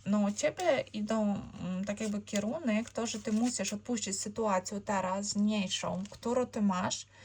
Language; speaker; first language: Polish; non-native, learner; Ukrainian